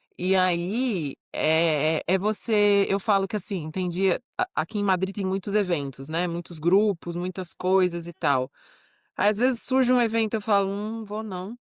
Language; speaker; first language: Portuguese; native; Portuguese